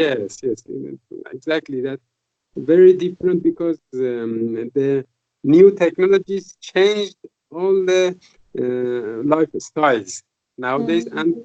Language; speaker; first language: English; non-native, fluent; Persian